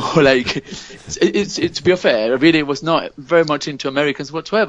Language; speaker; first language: English; non-native, fluent; Spanish